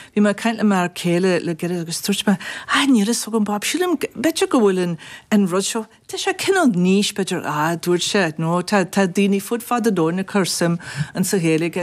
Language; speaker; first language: Irish; non-native, fluent; English